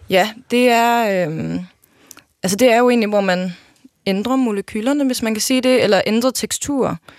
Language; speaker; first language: Danish; native; Danish